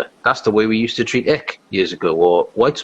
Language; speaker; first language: English; native; English